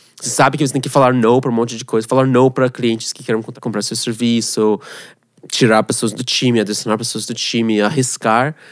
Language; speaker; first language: Portuguese; non-native, fluent; Russian